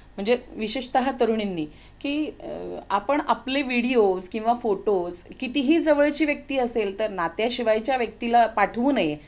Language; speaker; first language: Marathi; native; Marathi